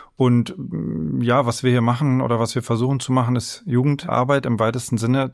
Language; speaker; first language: German; native; German